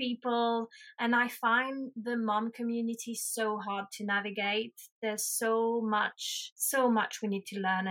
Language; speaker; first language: English; non-native, fluent; French